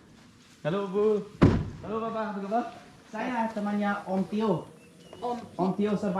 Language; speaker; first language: Indonesian; non-native, fluent; English